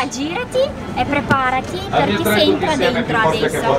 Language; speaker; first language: Italian; native; Italian